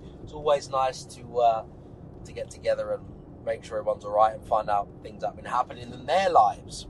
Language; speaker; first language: English; native; English